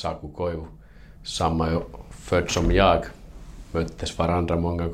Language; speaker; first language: Swedish; non-native, learner; Finnish